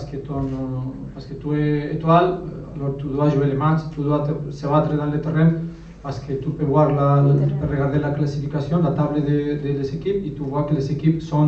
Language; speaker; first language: French; non-native, learner; Spanish